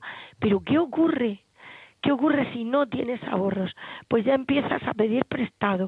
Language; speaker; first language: Spanish; native; Spanish